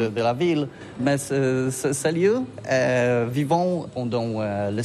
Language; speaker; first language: French; non-native, learner; Polish